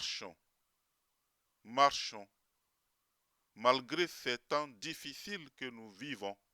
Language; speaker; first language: French; native; French